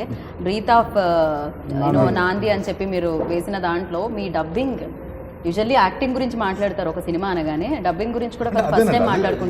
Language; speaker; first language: Telugu; native; Telugu